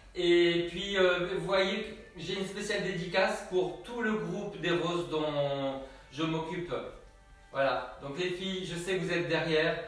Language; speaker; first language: French; native; French